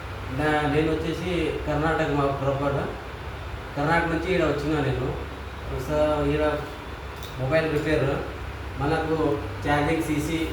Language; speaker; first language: Telugu; non-native, learner; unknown